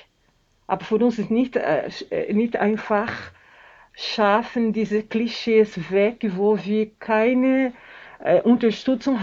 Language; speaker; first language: German; non-native, learner; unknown